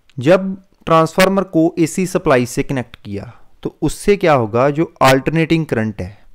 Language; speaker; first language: Hindi; non-native, local second language; Punjabi